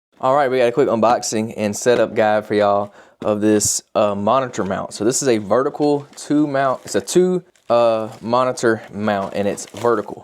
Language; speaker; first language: English; native; English